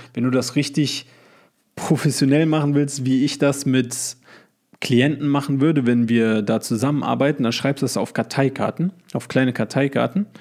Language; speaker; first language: German; native; German